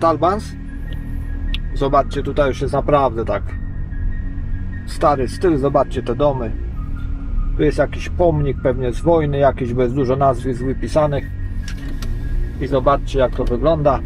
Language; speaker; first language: Polish; native; Polish